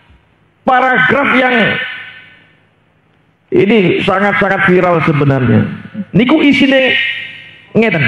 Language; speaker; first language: Indonesian; native; Indonesian